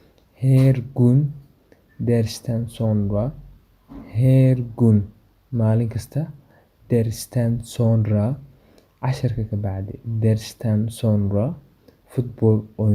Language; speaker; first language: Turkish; non-native, fluent; Somali